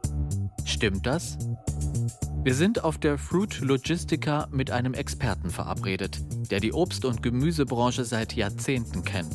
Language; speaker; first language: German; native; German